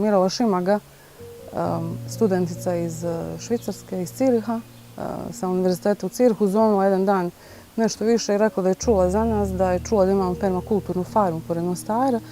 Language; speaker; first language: Bosnian; native; Bosnian